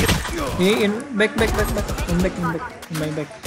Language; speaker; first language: English; non-native, learner; Indonesian